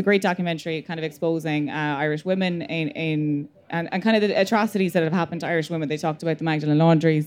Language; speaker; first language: English; native; English